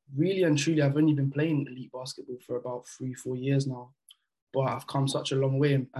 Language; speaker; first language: English; early bilingual, other home language; French